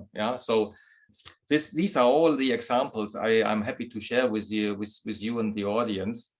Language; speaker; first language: English; non-native, fluent; German